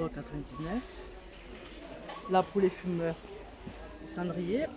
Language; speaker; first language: French; native; French